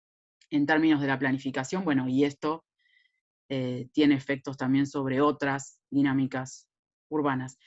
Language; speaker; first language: Spanish; native; Spanish